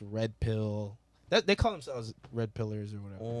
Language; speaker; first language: English; native; English